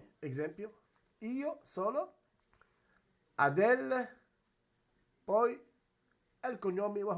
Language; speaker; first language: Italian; non-native, fluent; Arabic